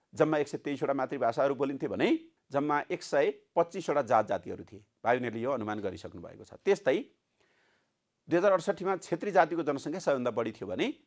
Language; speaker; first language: Nepali; native; Nepali